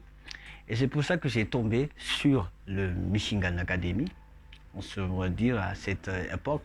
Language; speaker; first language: French; non-native, local second language; Malagasy